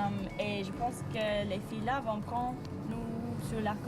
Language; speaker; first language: French; non-native, learner; English